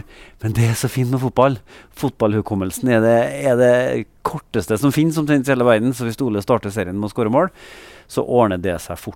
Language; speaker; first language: Norwegian; native; Norwegian